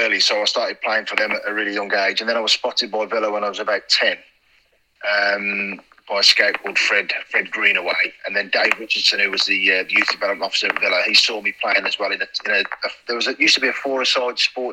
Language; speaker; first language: English; native; English